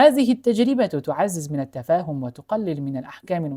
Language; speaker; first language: Arabic; non-native, fluent; Uzbek